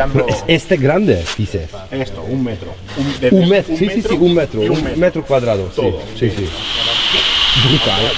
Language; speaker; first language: Spanish; non-native, learner; Hungarian